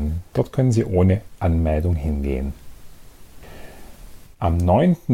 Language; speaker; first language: German; native; German